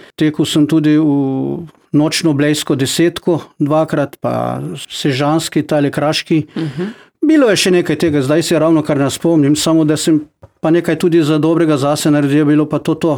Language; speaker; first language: Slovenian; non-native, fluent; Croatian